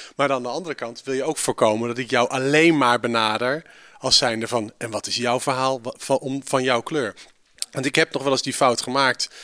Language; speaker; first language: Dutch; native; Dutch